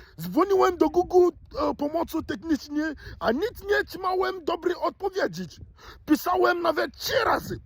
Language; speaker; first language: Polish; non-native, learner; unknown